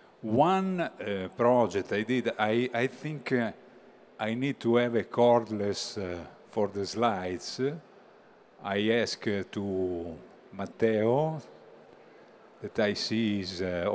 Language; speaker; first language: English; non-native, learner; Italian